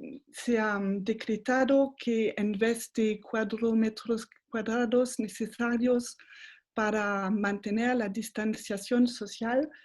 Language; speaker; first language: Spanish; non-native, fluent; French